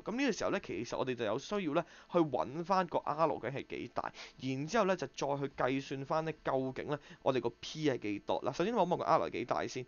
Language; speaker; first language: Cantonese; native; Cantonese